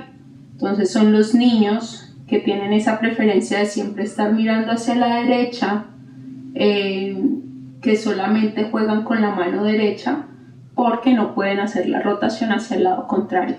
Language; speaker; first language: Spanish; native; Spanish